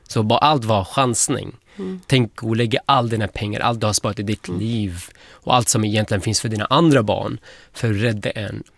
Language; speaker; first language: Swedish; non-native, fluent; Arabic